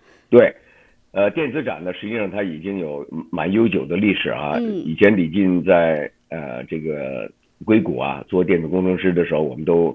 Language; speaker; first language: Chinese; native; Chinese